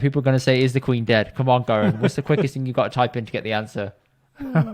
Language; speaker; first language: English; early bilingual, other home language; Punjabi